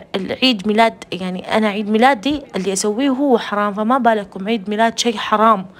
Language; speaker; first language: Arabic; non-native, fluent; Urdu